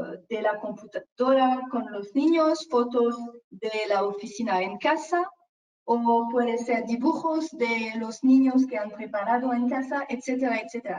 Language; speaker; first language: Spanish; non-native, fluent; French